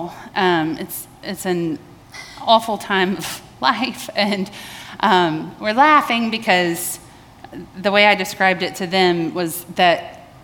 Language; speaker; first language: English; native; English